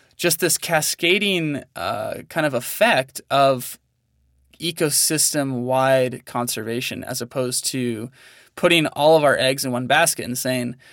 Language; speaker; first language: English; native; English